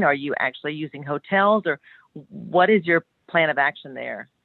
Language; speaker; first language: English; native; English